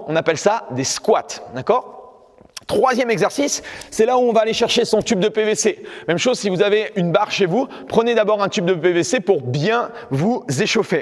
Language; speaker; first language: French; native; French